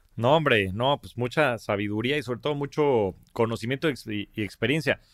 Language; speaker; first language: Spanish; native; Spanish